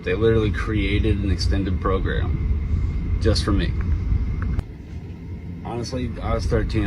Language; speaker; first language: English; native; English